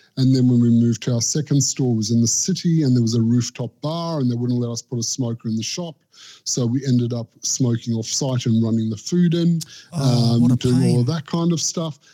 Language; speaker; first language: English; native; English